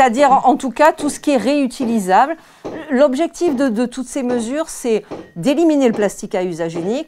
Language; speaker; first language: French; native; French